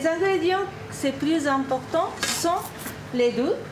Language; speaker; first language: French; non-native, fluent; Japanese